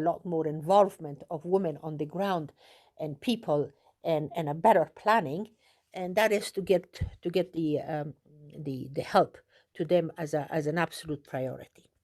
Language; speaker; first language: English; non-native, fluent; Persian